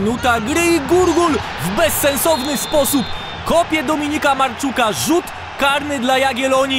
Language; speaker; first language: Polish; native; Polish